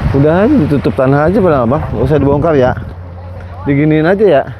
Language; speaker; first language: Indonesian; non-native, local second language; Sundanese